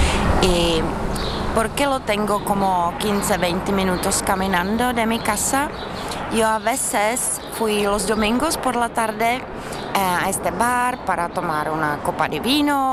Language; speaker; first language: Spanish; non-native, fluent; Czech